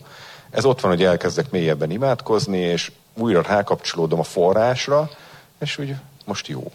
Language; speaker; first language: Hungarian; native; Hungarian